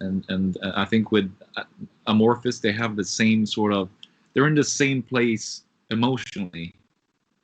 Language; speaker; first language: English; non-native, fluent; Swedish